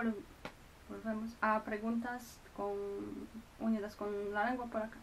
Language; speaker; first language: Spanish; non-native, fluent; Polish